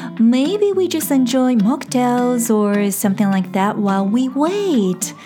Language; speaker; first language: English; non-native, fluent; Japanese